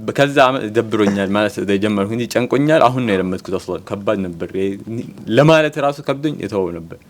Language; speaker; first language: Amharic; early bilingual, heritage; Amharic